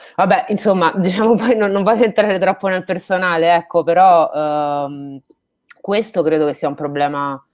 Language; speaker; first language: Italian; native; Italian